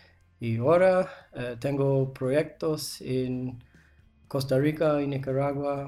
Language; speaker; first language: Spanish; non-native, learner; English